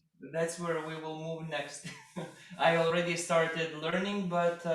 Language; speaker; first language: English; non-native, fluent; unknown